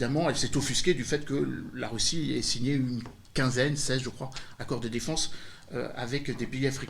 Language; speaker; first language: French; native; French